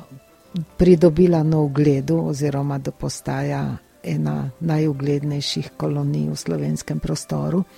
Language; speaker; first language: Slovenian; native; Slovenian